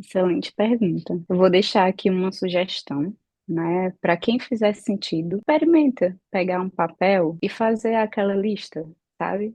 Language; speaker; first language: Portuguese; native; Portuguese